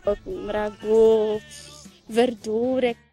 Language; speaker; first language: Italian; non-native, learner; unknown